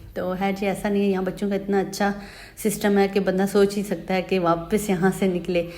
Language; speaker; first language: Urdu; native; Urdu